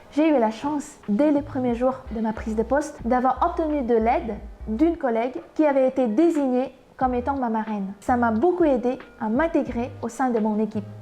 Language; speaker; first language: French; non-native, fluent; Vietnamese